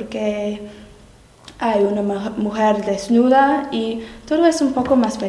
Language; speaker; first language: Spanish; non-native, learner; English